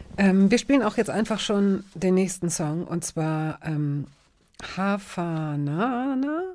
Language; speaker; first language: German; native; German